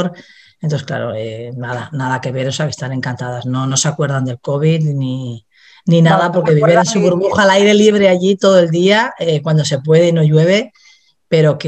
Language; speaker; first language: Spanish; native; Spanish